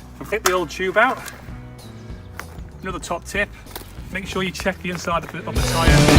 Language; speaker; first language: English; native; English